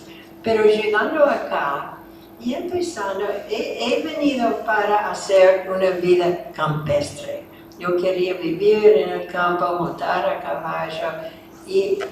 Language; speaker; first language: Spanish; non-native, fluent; English